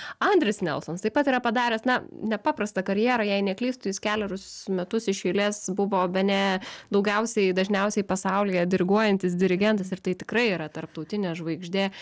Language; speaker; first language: Lithuanian; native; Lithuanian